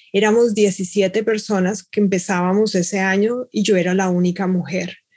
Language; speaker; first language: Spanish; native; Spanish